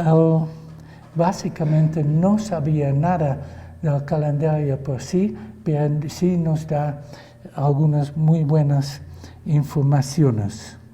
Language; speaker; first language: Spanish; non-native, fluent; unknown